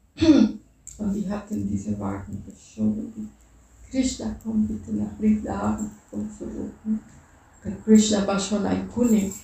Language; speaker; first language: German; non-native, fluent; Spanish